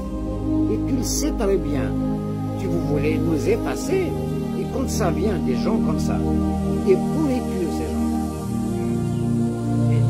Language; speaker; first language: French; non-native, local second language; Kabyle